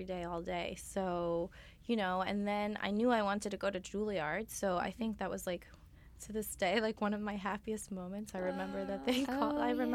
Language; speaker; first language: English; native; English